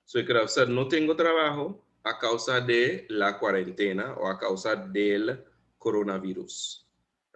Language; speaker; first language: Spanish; non-native, fluent; English